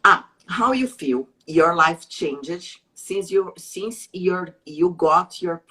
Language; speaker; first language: English; non-native, learner; Portuguese